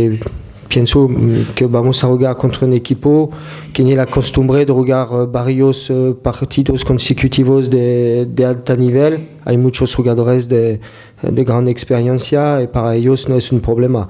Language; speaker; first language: Spanish; non-native, fluent; French